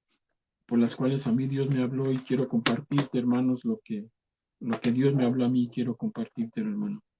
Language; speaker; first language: Spanish; native; Spanish